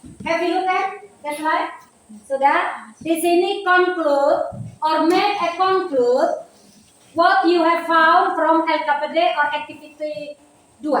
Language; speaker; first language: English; non-native, learner; Indonesian